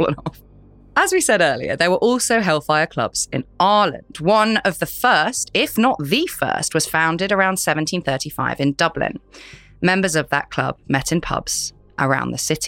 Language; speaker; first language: English; native; English